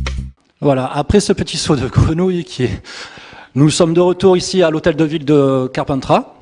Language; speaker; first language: French; native; French